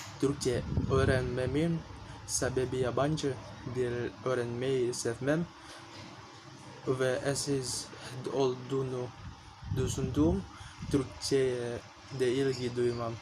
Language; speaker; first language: Turkish; non-native, learner; Indonesian